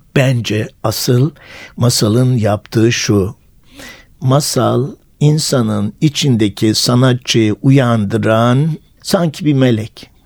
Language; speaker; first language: Turkish; native; Turkish